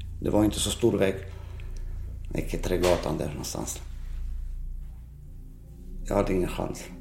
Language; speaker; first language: Swedish; non-native, local second language; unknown